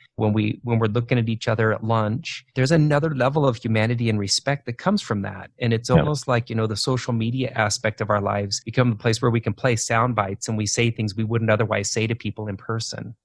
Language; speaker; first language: English; native; English